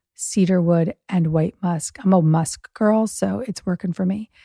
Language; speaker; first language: English; early bilingual, other home language; German